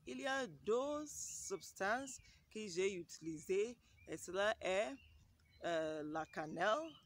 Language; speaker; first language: French; non-native, learner; English